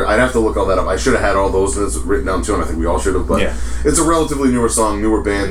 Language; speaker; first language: English; native; English